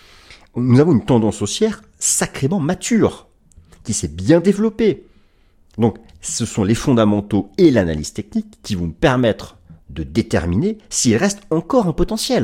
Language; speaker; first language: French; native; French